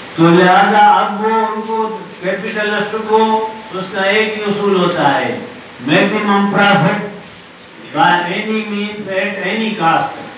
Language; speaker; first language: Urdu; non-native, local second language; Sindhi